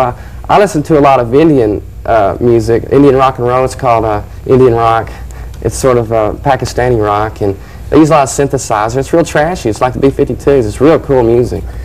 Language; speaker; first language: English; native; English